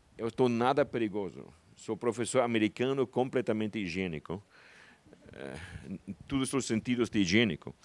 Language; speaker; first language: Portuguese; non-native, fluent; German